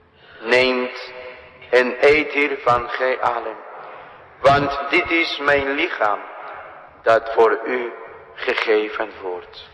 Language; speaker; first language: Dutch; non-native, fluent; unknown